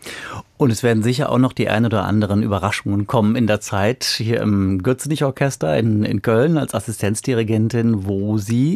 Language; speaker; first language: German; native; German